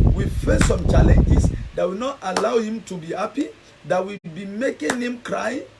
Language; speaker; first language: English; non-native, local second language; Yoruba